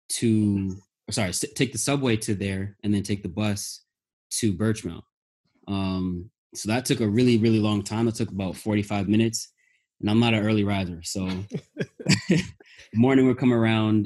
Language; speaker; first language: English; native; English